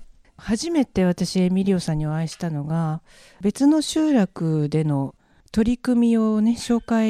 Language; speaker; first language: Japanese; native; Japanese